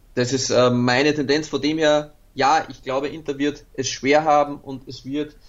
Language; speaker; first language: German; native; German